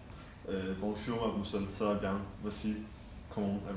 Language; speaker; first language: French; non-native, learner; Danish